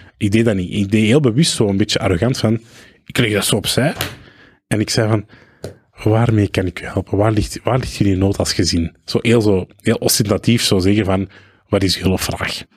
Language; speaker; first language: Dutch; early bilingual, other home language; Arabic